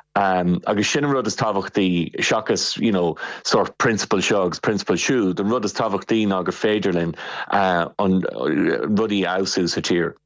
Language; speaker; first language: Irish; non-native, local second language; English